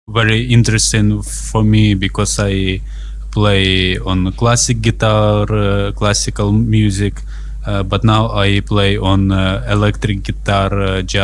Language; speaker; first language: English; non-native, learner; Russian